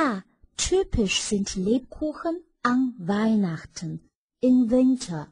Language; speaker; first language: German; non-native, fluent; Chinese